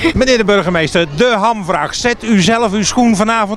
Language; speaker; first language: Dutch; native; Dutch